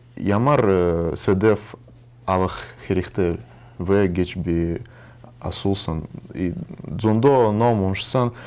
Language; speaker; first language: Mongolian; non-native, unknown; Russian